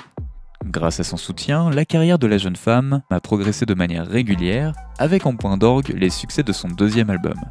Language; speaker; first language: French; native; French